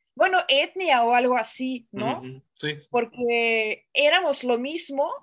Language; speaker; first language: Spanish; non-native, fluent; Russian